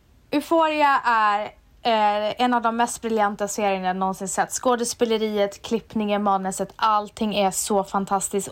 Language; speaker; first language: Swedish; native; Swedish